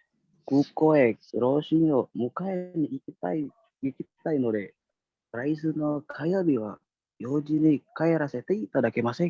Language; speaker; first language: Japanese; non-native, fluent; Indonesian